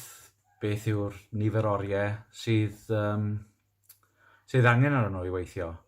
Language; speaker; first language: Welsh; native; Welsh